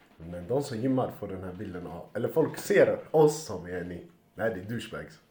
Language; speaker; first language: Swedish; early bilingual, other home language; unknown